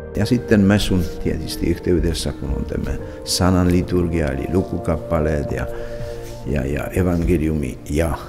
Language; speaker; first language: Finnish; non-native, fluent; Polish